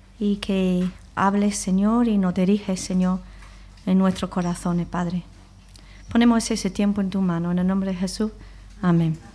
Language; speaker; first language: Spanish; non-native, fluent; English